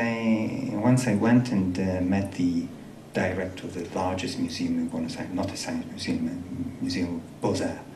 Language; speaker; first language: English; non-native, fluent; Italian